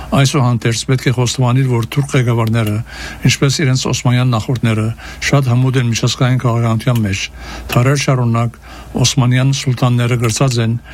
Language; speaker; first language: Armenian; early bilingual, heritage; Armenian